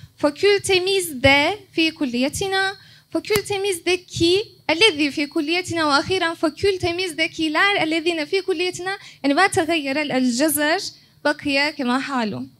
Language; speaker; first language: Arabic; non-native, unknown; Turkish